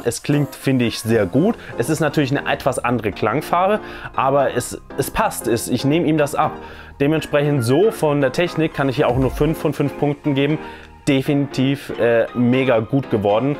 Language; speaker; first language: German; native; German